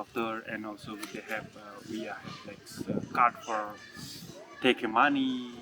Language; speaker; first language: English; non-native, learner; Indonesian